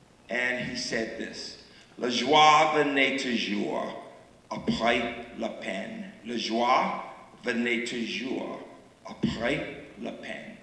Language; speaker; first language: French; non-native, learner; English